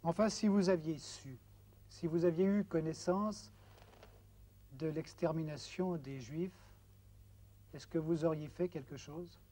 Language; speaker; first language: French; native; French